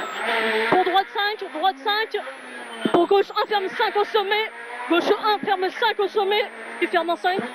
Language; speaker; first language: French; native; French